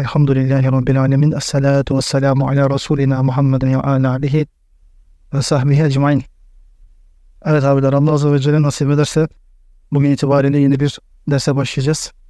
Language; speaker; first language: Turkish; native; Turkish